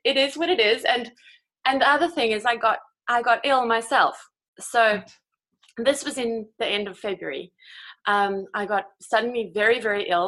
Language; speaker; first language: English; native; English